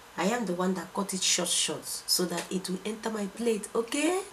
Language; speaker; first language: English; non-native, local second language; Igbo